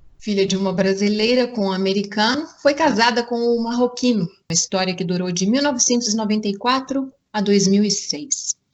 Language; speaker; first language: Portuguese; native; Portuguese